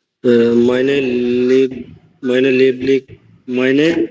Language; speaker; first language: German; non-native, learner; Urdu